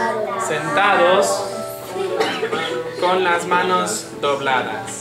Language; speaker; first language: Spanish; non-native, fluent; English